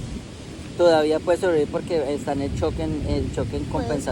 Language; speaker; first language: Spanish; native; Spanish